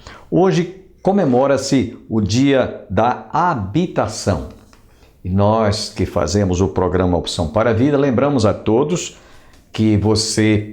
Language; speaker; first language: Portuguese; native; Portuguese